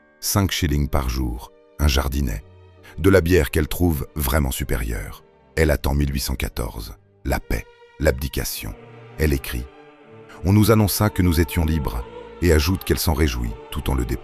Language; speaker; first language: French; native; French